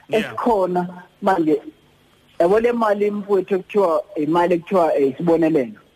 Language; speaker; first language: Zulu; native; Zulu